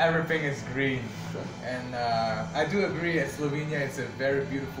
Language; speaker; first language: English; non-native, fluent; French